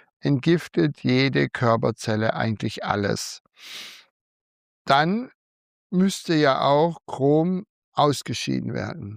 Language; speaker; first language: German; native; German